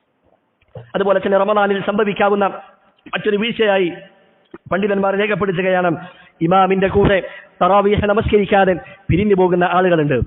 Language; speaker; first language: Malayalam; native; Malayalam